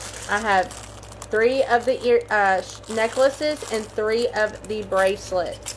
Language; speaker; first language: English; native; English